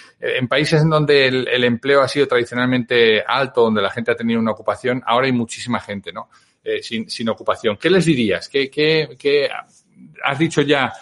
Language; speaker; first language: Spanish; native; Spanish